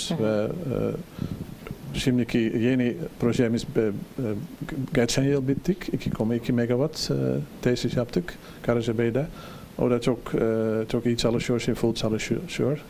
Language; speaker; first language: Turkish; non-native, learner; Dutch